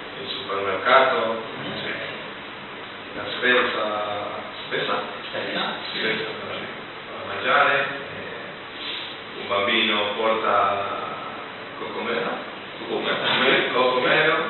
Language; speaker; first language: Italian; non-native, learner; Spanish